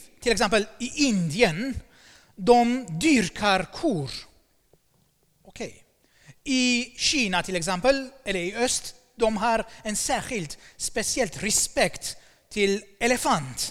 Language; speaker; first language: Swedish; non-native, fluent; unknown